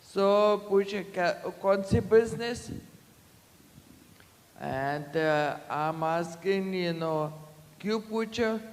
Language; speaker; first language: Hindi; non-native, learner; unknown